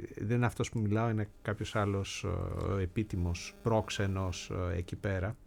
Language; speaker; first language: Greek; native; Greek